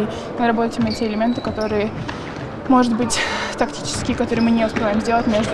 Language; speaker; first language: Russian; native; Russian